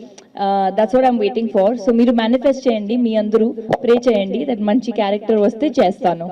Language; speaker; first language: Telugu; non-native, local second language; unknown